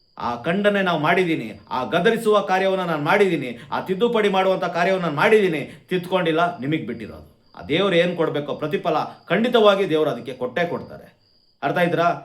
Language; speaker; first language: Kannada; non-native, local second language; Konkani